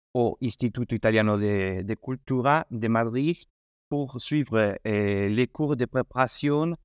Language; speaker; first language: French; non-native, fluent; Spanish